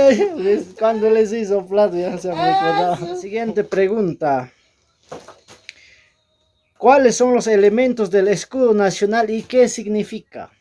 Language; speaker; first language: Spanish; native; Spanish